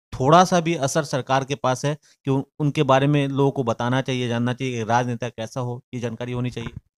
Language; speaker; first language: Hindi; native; Hindi